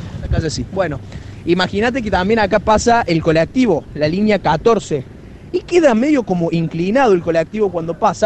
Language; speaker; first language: Spanish; native; Spanish